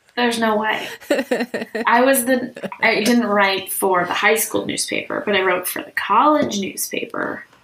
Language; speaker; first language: English; native; English